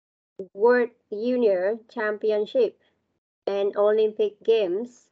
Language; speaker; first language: English; non-native, learner; Vietnamese